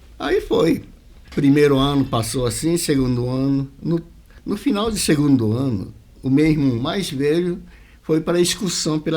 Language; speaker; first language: Portuguese; early bilingual, other home language; Japanese